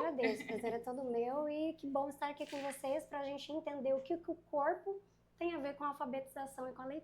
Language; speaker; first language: Portuguese; native; Portuguese